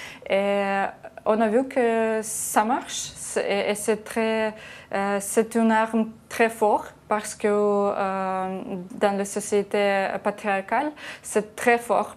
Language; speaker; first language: French; non-native, learner; Ukrainian